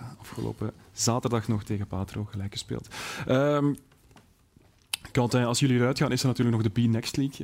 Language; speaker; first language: Dutch; native; Dutch